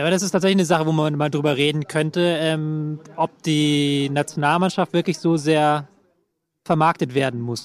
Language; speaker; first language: German; native; German